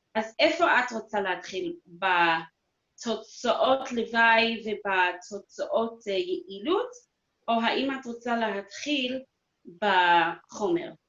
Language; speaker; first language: Hebrew; non-native, fluent; English